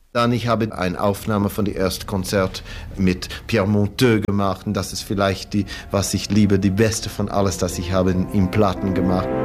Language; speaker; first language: German; non-native, learner; English